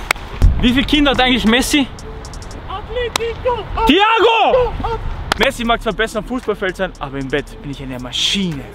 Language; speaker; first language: German; native; German